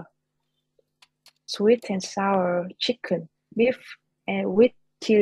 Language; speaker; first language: English; non-native, learner; Vietnamese